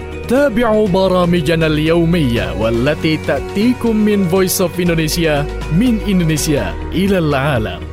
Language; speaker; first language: Arabic; non-native, fluent; Indonesian